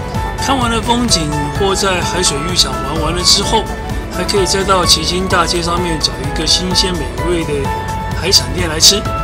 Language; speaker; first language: Chinese; native; Chinese